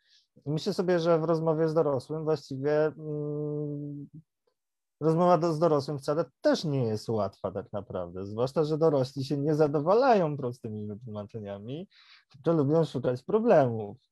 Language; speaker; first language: Polish; native; Polish